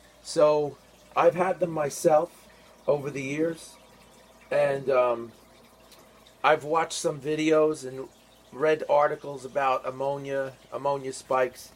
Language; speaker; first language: English; native; English